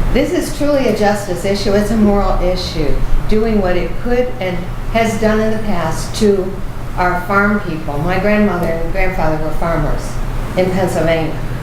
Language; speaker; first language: English; native; English